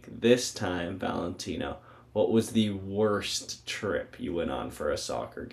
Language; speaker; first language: English; native; English